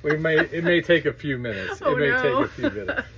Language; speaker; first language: English; native; English